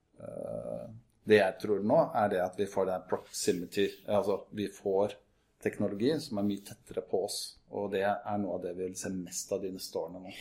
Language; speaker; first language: Norwegian; native; Norwegian